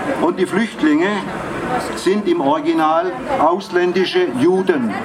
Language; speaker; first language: German; native; German